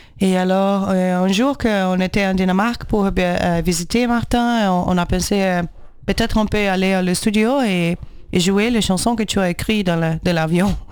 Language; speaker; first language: French; non-native, learner; Portuguese